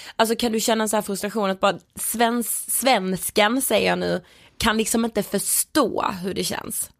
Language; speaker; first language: Swedish; native; Swedish